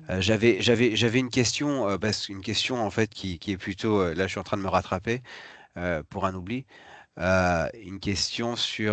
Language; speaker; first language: French; native; French